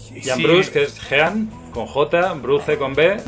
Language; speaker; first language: Spanish; native; Spanish